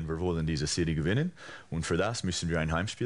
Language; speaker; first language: German; non-native, fluent; English